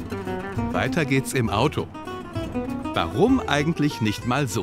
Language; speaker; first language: German; native; German